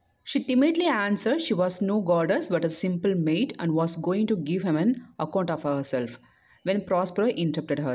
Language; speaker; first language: English; non-native, local second language; Tamil